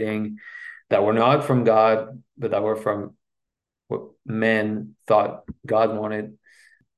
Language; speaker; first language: English; non-native, fluent; French